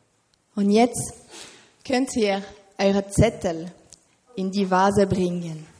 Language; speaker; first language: German; non-native, learner; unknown